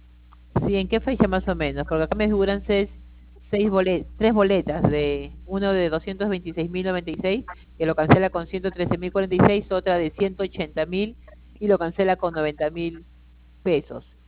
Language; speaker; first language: Spanish; native; Spanish